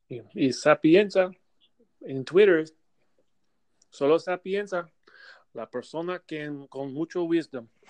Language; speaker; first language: Spanish; non-native, learner; English